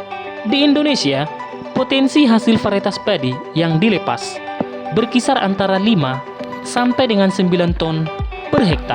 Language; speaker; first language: Indonesian; native; Indonesian